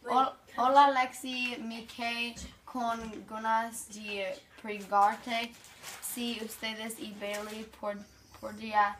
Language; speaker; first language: Spanish; non-native, learner; English